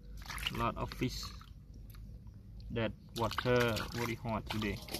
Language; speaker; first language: English; non-native, learner; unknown